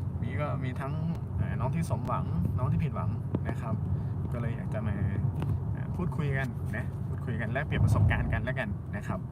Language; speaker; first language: Thai; native; Thai